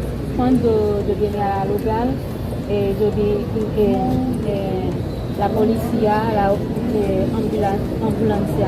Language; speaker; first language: Spanish; non-native, learner; Haitian Creole